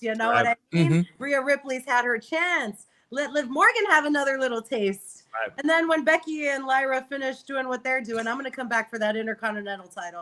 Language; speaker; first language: English; native; English